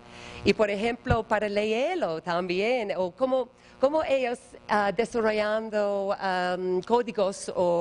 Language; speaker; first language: Spanish; non-native, learner; English